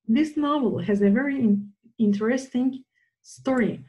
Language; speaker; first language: English; non-native, fluent; Turkish